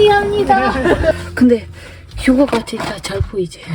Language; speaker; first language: Korean; non-native, fluent; Ukrainian